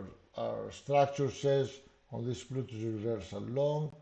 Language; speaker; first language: English; non-native, fluent; Greek